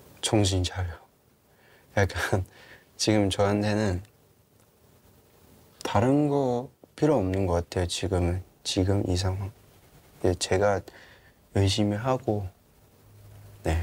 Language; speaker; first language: Korean; non-native, fluent; Cantonese